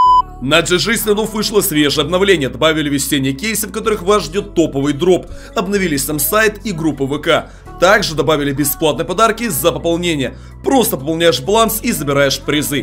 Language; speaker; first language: Russian; native; Russian